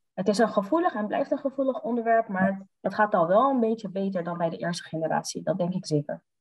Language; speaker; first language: Dutch; early bilingual, other home language; Somali